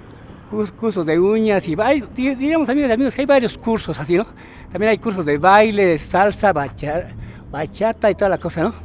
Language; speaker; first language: Spanish; native; Spanish